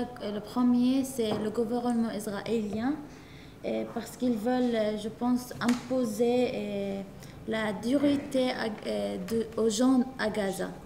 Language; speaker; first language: French; non-native, learner; Arabic